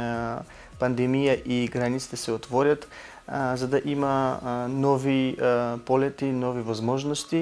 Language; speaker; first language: Bulgarian; non-native, learner; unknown